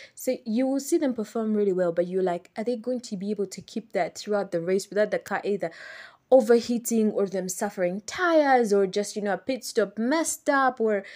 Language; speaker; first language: English; non-native, local second language; Ganda